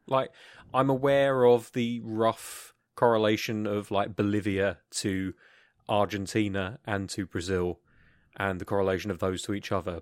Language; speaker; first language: English; native; English